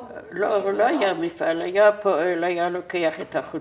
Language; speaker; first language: Hebrew; non-native, fluent; Persian